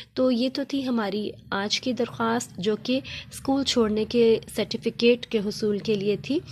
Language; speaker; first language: Urdu; native; Urdu